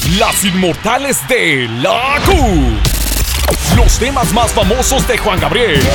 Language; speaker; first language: Spanish; native; Spanish